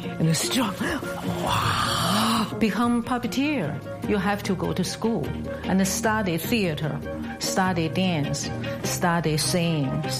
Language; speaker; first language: English; non-native, learner; Chinese